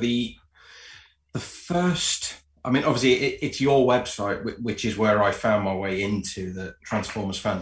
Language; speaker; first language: English; native; English